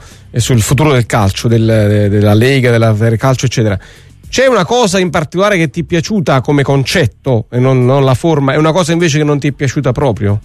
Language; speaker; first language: Italian; native; Italian